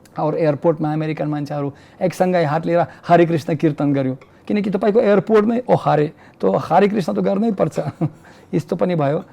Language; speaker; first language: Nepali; non-native, fluent; Russian